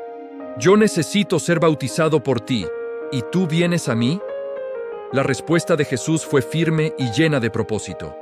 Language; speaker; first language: Spanish; native; Spanish